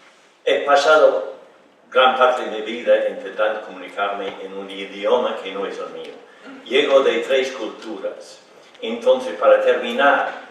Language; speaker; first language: Spanish; non-native, fluent; English